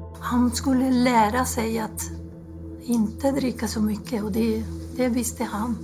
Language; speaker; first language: Swedish; non-native, fluent; Spanish